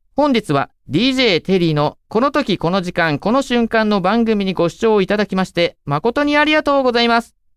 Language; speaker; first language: Japanese; native; Japanese